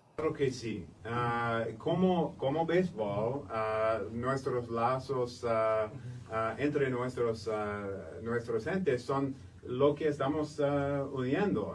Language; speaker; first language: Spanish; non-native, fluent; English